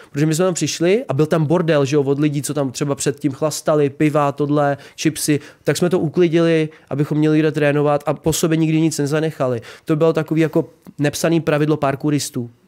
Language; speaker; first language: Czech; early bilingual, other home language; Ukrainian